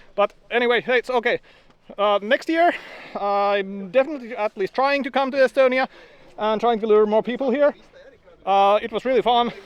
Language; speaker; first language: English; non-native, fluent; Finnish